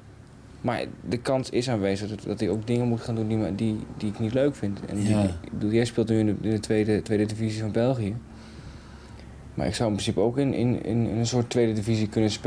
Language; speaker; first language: Dutch; native; Dutch